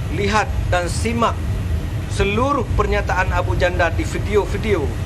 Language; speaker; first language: Malay; non-native, local second language; Achinese